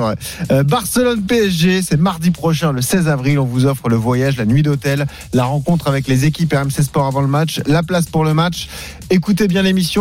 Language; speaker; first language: French; native; French